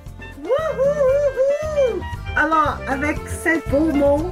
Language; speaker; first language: French; non-native, learner; English